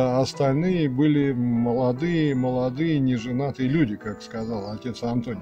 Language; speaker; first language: Russian; native; Russian